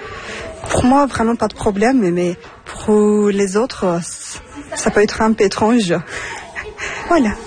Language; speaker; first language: French; non-native, learner; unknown